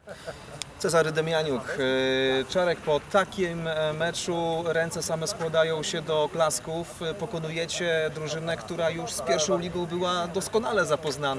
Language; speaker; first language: Polish; native; Polish